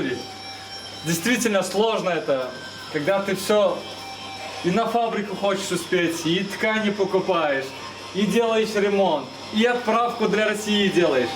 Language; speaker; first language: Russian; non-native, local second language; Turkmen